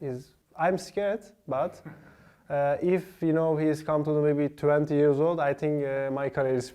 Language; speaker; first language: English; non-native, learner; Turkish